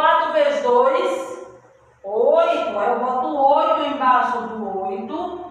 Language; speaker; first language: Portuguese; native; Portuguese